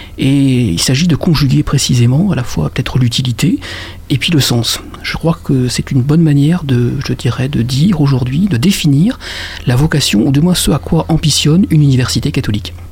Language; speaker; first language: French; native; French